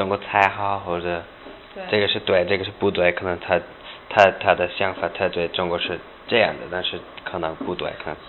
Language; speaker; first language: Chinese; non-native, learner; English